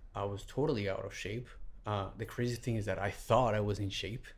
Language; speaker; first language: English; non-native, fluent; Spanish